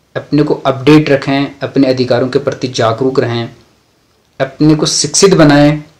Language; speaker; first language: Hindi; native; Hindi